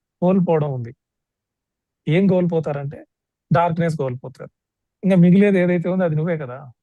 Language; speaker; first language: Telugu; native; Telugu